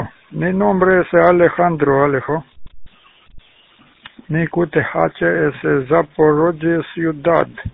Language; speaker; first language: Spanish; non-native, learner; Russian